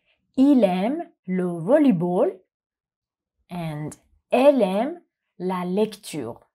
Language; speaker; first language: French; non-native, fluent; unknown